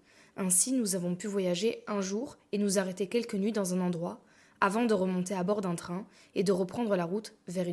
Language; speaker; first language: French; native; French